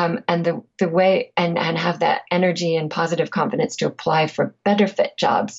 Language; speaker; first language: English; native; English